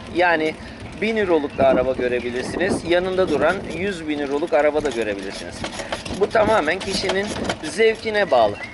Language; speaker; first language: Turkish; early bilingual, heritage; Turkish